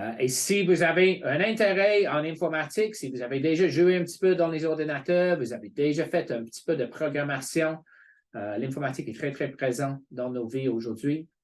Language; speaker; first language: French; non-native, fluent; English